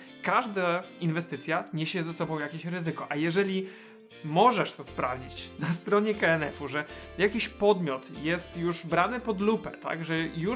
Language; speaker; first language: Polish; native; Polish